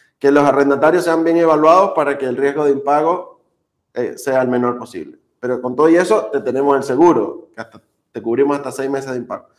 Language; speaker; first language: Spanish; native; Spanish